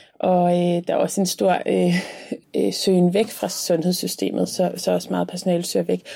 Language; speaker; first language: Danish; native; Danish